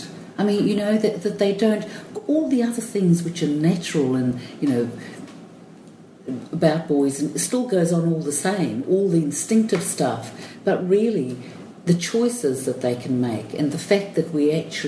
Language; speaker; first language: English; native; English